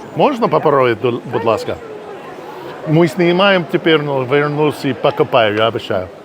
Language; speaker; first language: Russian; non-native, learner; English